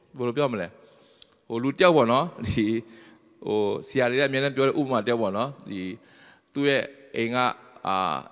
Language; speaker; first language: Burmese; non-native, local second language; Tedim Chin